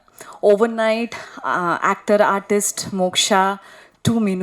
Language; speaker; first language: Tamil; non-native, learner; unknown